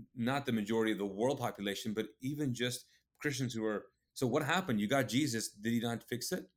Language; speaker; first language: English; early bilingual, other home language; Urdu